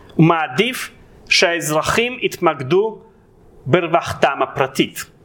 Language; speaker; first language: Hebrew; non-native, fluent; Russian